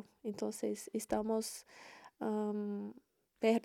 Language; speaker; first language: Spanish; non-native, learner; Portuguese